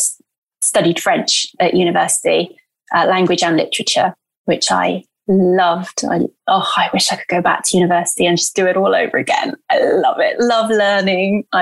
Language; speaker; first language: English; early bilingual, other home language; Portuguese